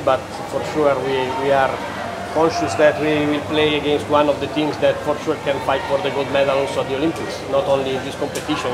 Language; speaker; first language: English; non-native, fluent; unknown